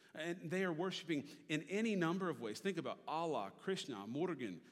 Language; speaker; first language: English; native; English